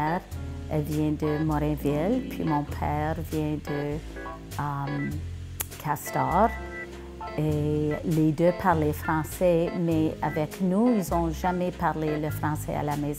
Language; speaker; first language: French; non-native, local second language; English